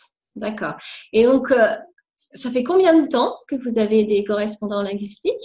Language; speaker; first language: French; native; French